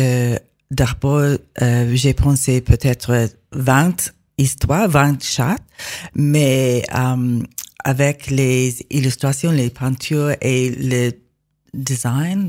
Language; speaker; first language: French; non-native, learner; English